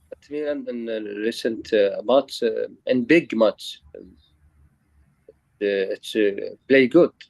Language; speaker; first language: English; non-native, learner; Arabic